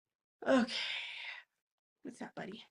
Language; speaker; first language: English; native; English